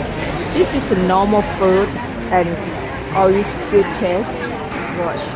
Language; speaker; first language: English; non-native, learner; Thai